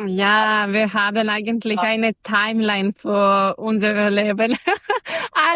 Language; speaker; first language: German; non-native, learner; Serbian